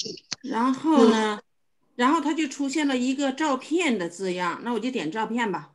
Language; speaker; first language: Chinese; native; Chinese